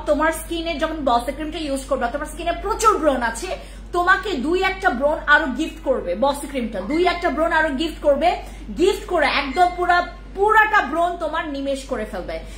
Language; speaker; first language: Bangla; non-native, local second language; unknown